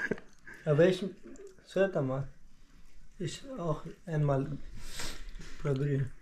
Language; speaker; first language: German; non-native, learner; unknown